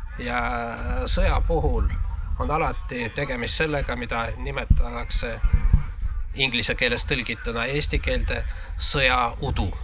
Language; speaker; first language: Estonian; non-native, local second language; Russian